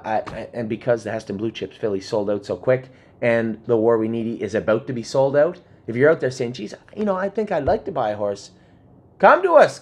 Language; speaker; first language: English; native; English